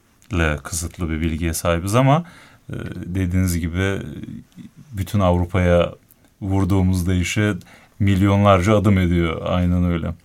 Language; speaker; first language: Turkish; native; Turkish